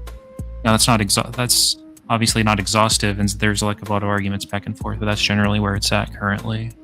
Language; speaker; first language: English; native; English